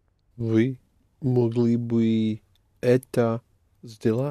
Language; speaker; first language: Russian; non-native, learner; English